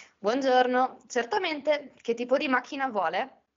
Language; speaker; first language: Italian; native; Italian